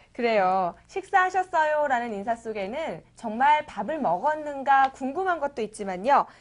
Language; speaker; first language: Korean; native; Korean